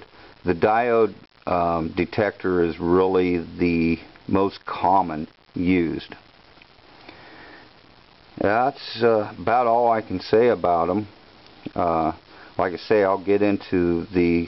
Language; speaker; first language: English; native; English